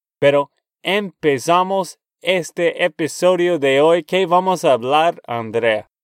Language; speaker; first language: Spanish; non-native, learner; English